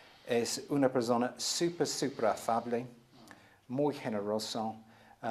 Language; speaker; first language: Spanish; non-native, fluent; English